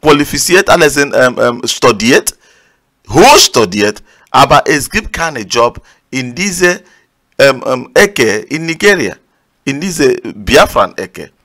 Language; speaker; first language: German; non-native, learner; Igbo